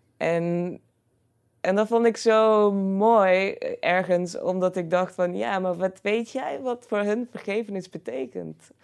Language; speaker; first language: Dutch; non-native, fluent; Croatian